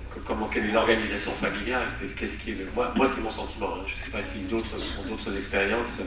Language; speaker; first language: French; native; French